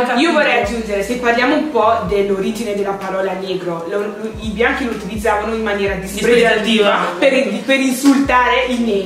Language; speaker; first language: Italian; early bilingual, other home language; English